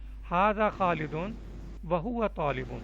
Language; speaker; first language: Arabic; non-native, fluent; Urdu